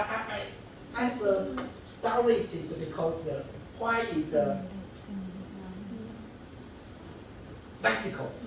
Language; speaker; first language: English; non-native, learner; Chinese